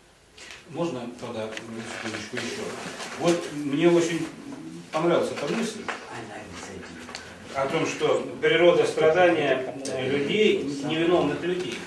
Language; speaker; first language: Russian; native; Russian